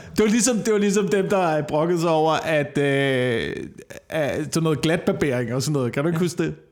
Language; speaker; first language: Danish; native; Danish